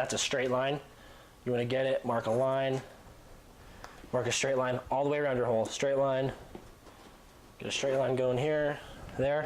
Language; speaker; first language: English; native; English